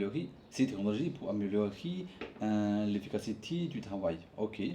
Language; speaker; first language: French; non-native, learner; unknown